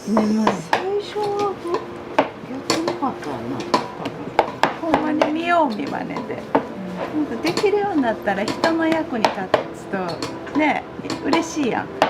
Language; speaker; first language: Japanese; native; Japanese